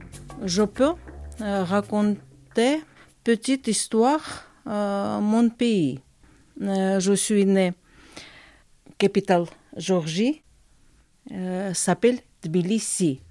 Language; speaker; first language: French; non-native, learner; Georgian